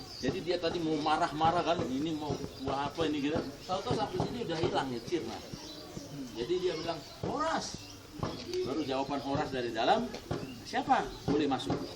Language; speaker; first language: Indonesian; non-native, local second language; Batak Toba